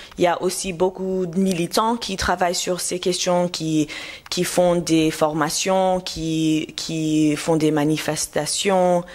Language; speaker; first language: French; non-native, fluent; English